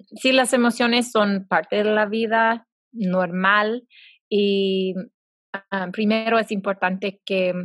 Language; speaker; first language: Spanish; non-native, fluent; English